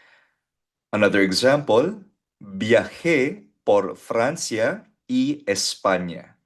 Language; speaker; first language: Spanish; non-native, fluent; Filipino